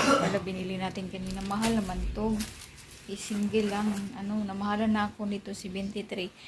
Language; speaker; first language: Filipino; non-native, local second language; Aklanon